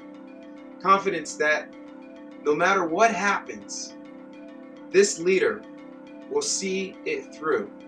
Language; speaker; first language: English; native; English